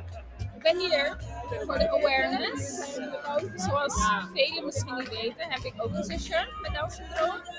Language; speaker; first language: Dutch; non-native, local second language; Papiamento